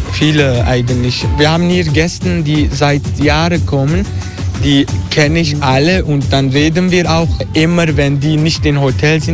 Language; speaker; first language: German; non-native, fluent; Turkish